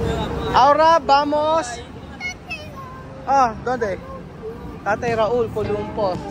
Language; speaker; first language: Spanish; non-native, learner; Filipino